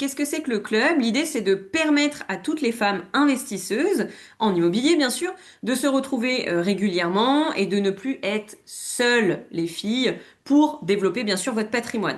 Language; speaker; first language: French; native; French